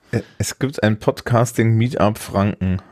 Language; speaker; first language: German; native; German